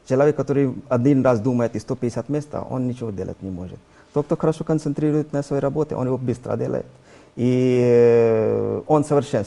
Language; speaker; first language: Russian; non-native, learner; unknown